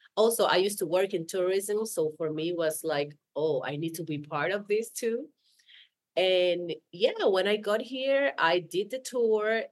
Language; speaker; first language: English; non-native, fluent; Spanish